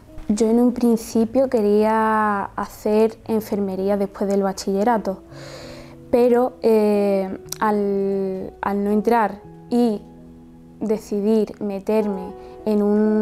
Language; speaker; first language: Spanish; early bilingual, other home language; Arabic